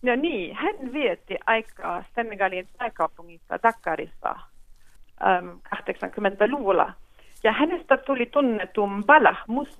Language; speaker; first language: Finnish; non-native, fluent; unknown